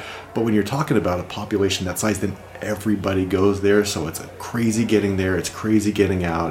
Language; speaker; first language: English; native; English